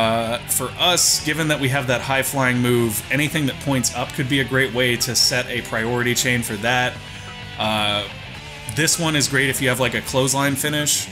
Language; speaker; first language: English; native; English